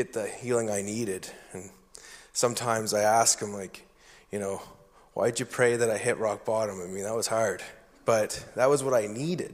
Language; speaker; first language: English; native; English